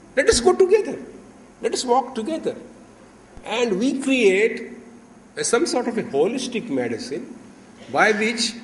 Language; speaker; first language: English; non-native, local second language; Marathi